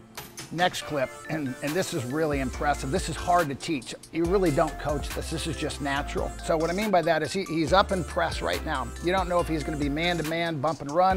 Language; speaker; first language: English; native; English